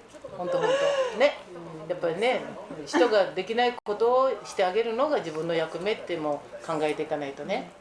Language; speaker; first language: Japanese; native; Japanese